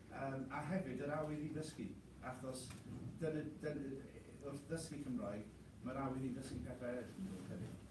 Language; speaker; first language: Welsh; non-native, local second language; English